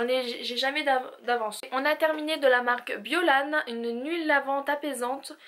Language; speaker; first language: French; native; French